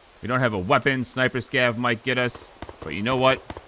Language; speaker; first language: English; native; English